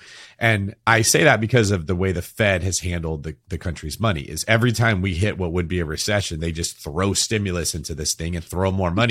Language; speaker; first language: English; native; English